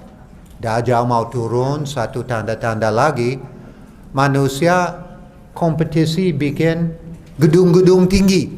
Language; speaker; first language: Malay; non-native, fluent; English